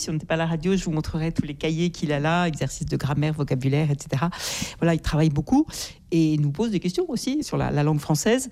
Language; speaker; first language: French; native; French